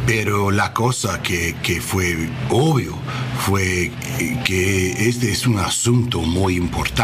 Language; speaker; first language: Spanish; non-native, learner; English